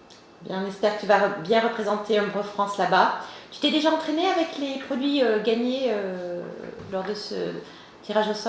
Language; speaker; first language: French; native; French